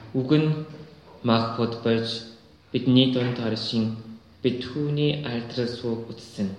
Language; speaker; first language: Mongolian; native; Mongolian